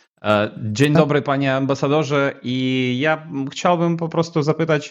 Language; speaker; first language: Polish; non-native, fluent; Ukrainian